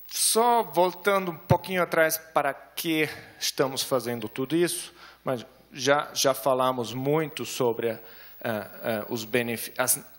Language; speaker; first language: Portuguese; non-native, fluent; German